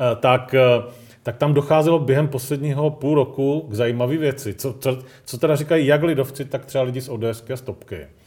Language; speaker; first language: Czech; early bilingual, other home language; Greek